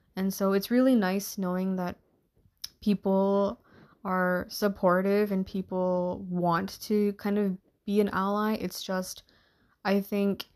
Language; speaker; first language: English; early bilingual, other home language; Hindi